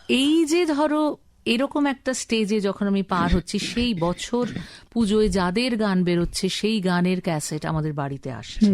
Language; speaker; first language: Bangla; native; Bangla